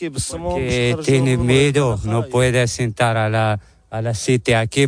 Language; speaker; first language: Spanish; non-native, learner; Arabic